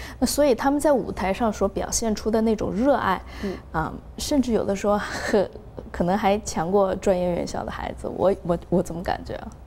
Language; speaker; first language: Chinese; native; Chinese